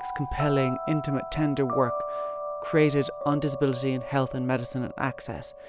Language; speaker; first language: English; native; English